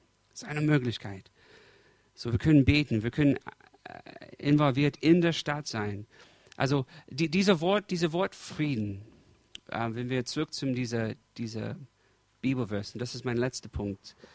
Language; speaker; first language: German; non-native, fluent; English